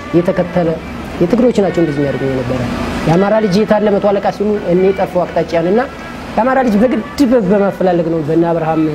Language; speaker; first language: Amharic; native; Amharic